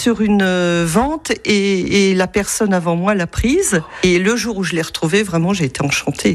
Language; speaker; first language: French; native; French